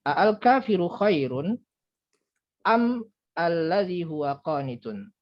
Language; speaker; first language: Arabic; non-native, fluent; Indonesian